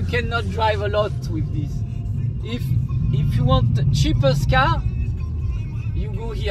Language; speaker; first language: English; non-native, learner; French